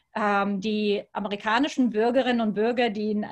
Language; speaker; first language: German; native; German